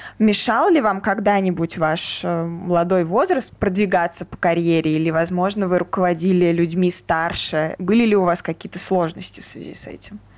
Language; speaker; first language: Russian; native; Russian